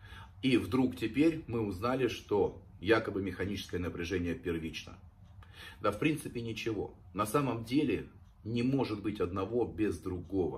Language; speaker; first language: Russian; native; Russian